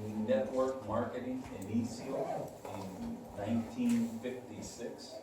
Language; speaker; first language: Spanish; non-native, learner; English